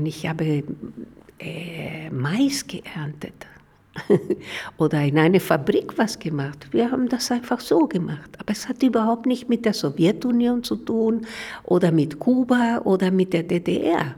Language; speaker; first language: German; non-native, fluent; Spanish